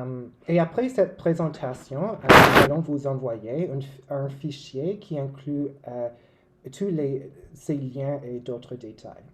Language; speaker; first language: French; non-native, local second language; English